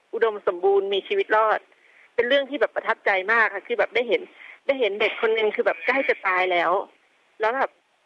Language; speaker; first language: Thai; native; Thai